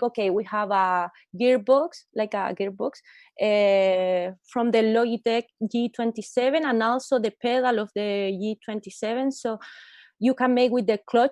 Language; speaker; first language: English; non-native, learner; Spanish